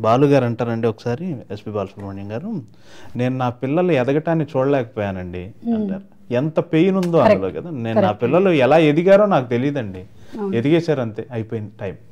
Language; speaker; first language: Telugu; native; Telugu